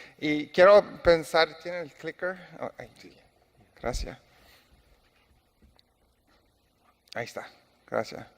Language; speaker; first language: Spanish; non-native, learner; English